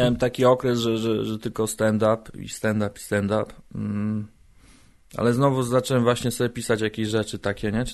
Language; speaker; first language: Polish; native; Polish